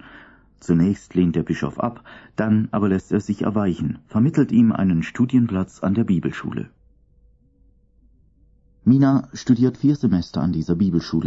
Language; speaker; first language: German; native; German